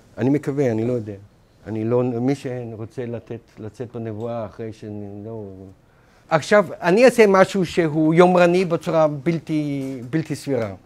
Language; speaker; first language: Hebrew; non-native, fluent; German